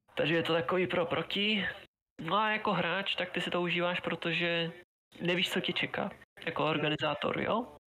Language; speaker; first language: Czech; native; Czech